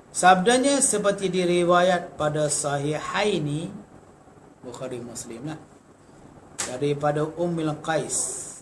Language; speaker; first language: Malay; native; Malay